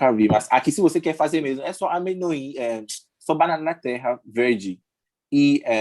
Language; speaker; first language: Portuguese; non-native, learner; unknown